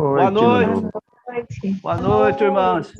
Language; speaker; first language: Portuguese; native; Portuguese